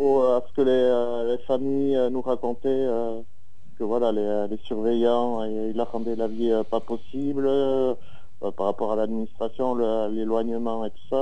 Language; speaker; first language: French; native; French